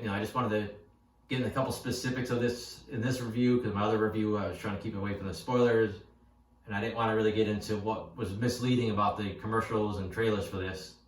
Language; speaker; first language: English; native; English